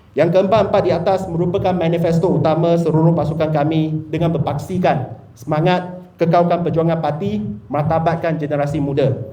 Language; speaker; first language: Malay; non-native, local second language; Chinese